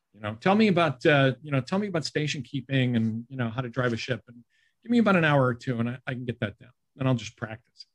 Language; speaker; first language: English; native; English